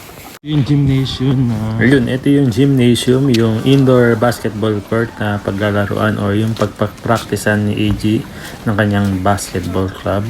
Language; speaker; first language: Filipino; native; Filipino